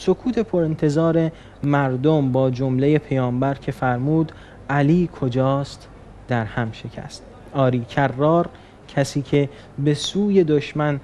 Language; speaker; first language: Persian; native; Persian